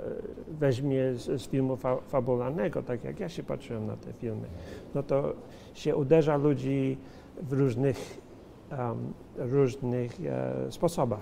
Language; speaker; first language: Polish; early bilingual, heritage; Polish